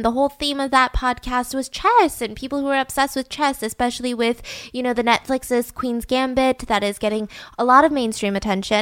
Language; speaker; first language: English; native; English